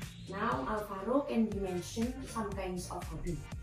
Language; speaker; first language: English; non-native, fluent; Indonesian